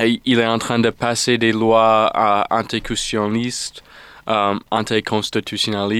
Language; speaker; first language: French; non-native, fluent; English